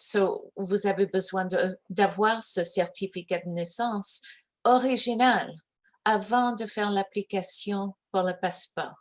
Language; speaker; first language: French; early bilingual, heritage; English